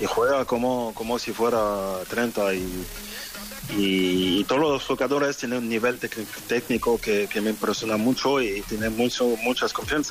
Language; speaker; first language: Spanish; non-native, learner; French